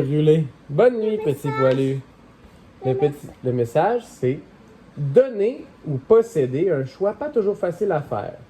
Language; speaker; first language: French; native; French